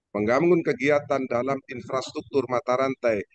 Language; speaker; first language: Indonesian; native; Indonesian